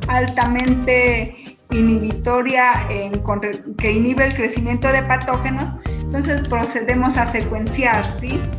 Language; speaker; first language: Spanish; native; Spanish